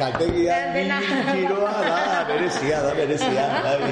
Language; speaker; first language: Basque; non-native, local second language; Spanish